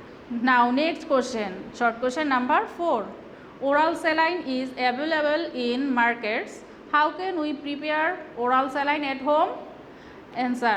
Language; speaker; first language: English; non-native, local second language; Bangla